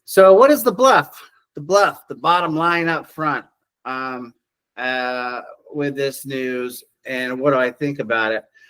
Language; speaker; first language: English; native; English